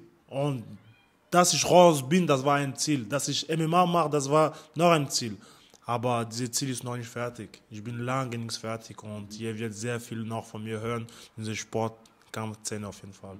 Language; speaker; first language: German; non-native, learner; French